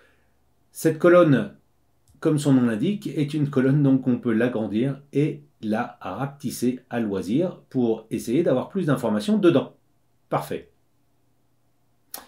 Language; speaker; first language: French; native; French